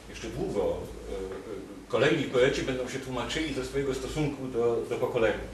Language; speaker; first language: Polish; native; Polish